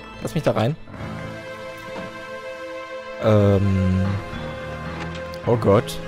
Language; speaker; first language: German; native; German